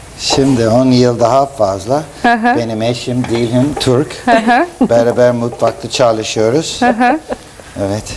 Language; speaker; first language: Turkish; non-native, learner; English